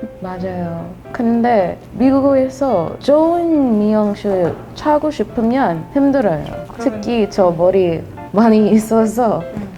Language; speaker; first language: Korean; non-native, learner; English